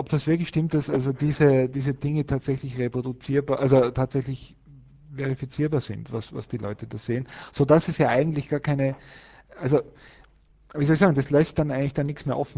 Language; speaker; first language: German; native; German